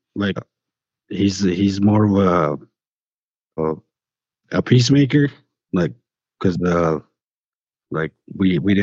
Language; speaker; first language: English; native; English